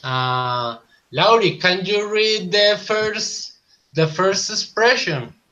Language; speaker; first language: English; non-native, learner; Spanish